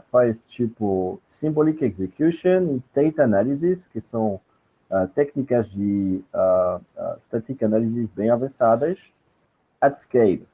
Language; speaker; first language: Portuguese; non-native, fluent; French